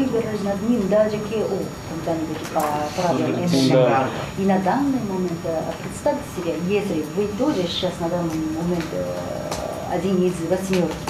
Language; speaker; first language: Russian; non-native, fluent; Japanese